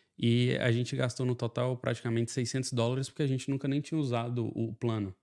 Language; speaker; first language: Portuguese; native; Portuguese